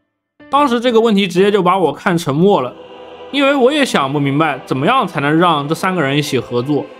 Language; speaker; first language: Chinese; native; Chinese